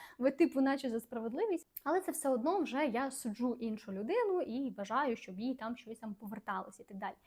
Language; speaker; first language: Ukrainian; non-native, local second language; Russian